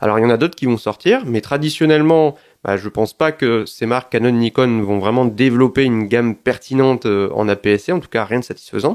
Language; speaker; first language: French; native; French